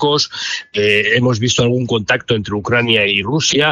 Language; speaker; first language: Spanish; native; Spanish